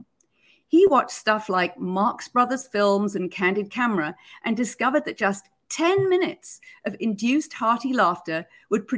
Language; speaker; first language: English; native; English